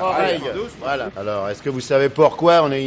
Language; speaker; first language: French; native; French